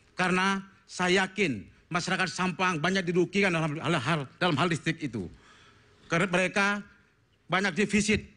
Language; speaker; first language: Indonesian; non-native, local second language; Madurese